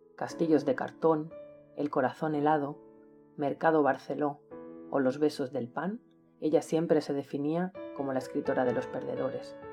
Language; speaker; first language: Spanish; native; Spanish